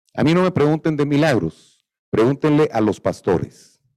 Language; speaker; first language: Spanish; native; Spanish